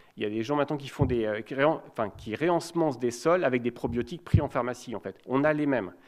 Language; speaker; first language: French; native; French